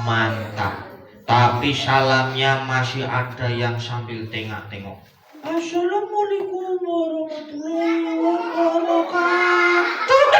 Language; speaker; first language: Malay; non-native, local second language; Javanese